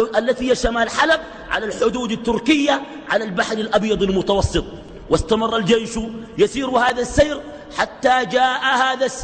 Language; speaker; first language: Arabic; native; Arabic